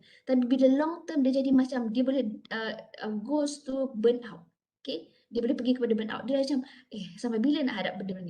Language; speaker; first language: Malay; native; Malay